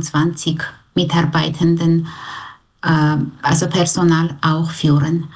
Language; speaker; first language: German; non-native, fluent; Armenian